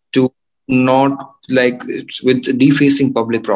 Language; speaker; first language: English; non-native, local second language; Gujarati